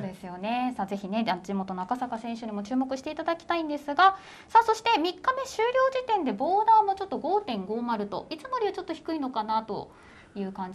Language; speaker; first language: Japanese; native; Japanese